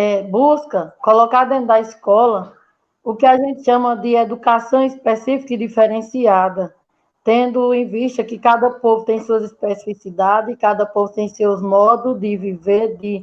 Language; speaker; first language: Portuguese; native; Portuguese